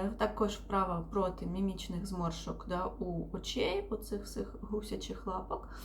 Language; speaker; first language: Ukrainian; non-native, local second language; Russian